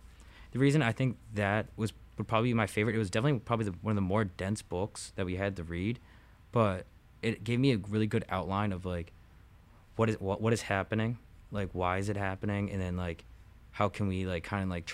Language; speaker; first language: English; native; English